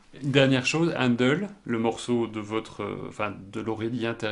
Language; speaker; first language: French; native; French